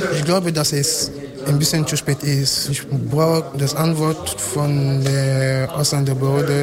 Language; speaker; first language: German; non-native, learner; French